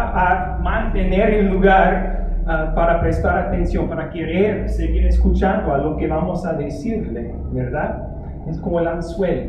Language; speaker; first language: Spanish; non-native, fluent; English